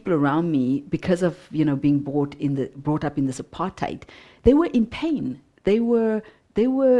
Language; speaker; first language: English; non-native, local second language; Shona